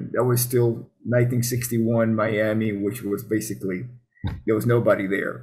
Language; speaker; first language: English; early bilingual, other home language; Spanish